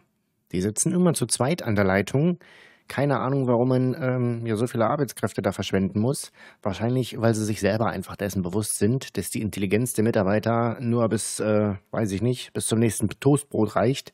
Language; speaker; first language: German; native; German